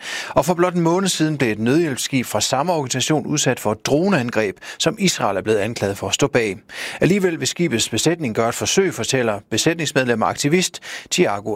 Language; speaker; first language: Danish; native; Danish